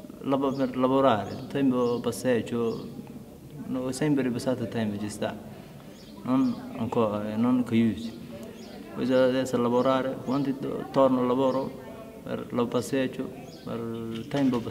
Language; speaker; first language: Italian; non-native, learner; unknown